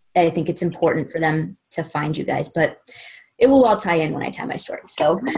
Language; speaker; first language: English; native; English